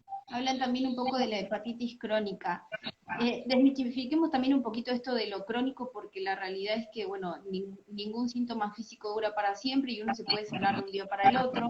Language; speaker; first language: Spanish; native; Spanish